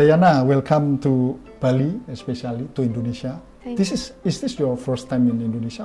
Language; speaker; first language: English; non-native, fluent; Indonesian